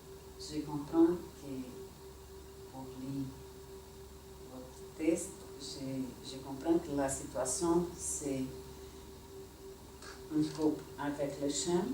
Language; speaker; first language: French; non-native, fluent; Portuguese